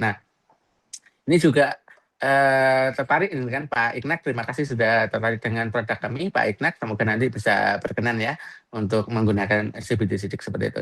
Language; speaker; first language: Indonesian; native; Indonesian